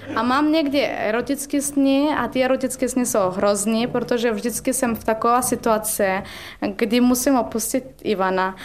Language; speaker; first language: Czech; non-native, learner; Turkish